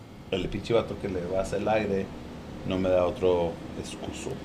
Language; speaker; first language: Spanish; early bilingual, other home language; English